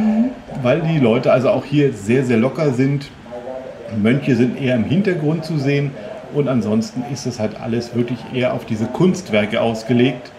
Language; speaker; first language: German; native; German